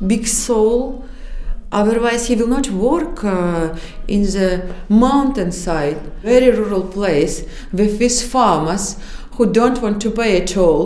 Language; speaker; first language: English; non-native, fluent; Kyrgyz